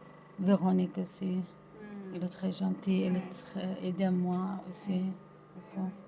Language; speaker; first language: French; non-native, learner; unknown